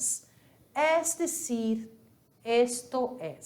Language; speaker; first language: Spanish; non-native, learner; Portuguese